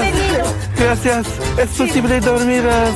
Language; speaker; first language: Spanish; non-native, learner; French